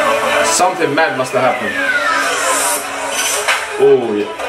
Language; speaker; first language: English; native; English